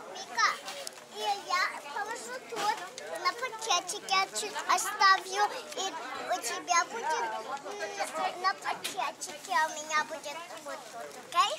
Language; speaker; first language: Russian; early bilingual, heritage; Russian